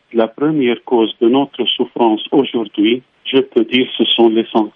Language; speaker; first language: French; non-native, fluent; Arabic